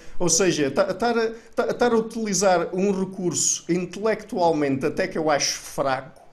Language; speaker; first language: Portuguese; native; Portuguese